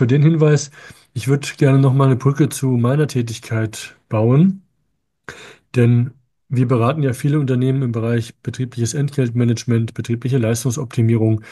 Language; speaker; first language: German; native; German